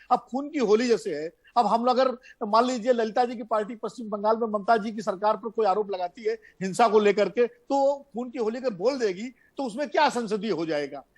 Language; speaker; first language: Hindi; native; Hindi